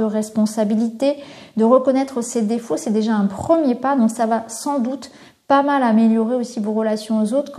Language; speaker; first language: French; native; French